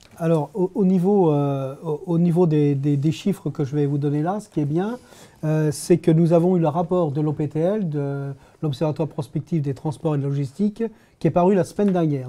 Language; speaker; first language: French; native; French